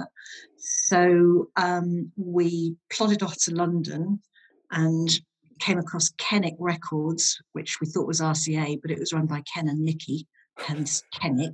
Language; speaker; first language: English; native; English